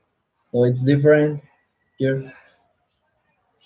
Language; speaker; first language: English; non-native, learner; Spanish